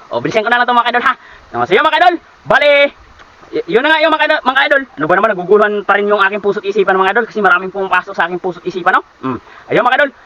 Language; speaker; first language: Filipino; non-native, local second language; Cebuano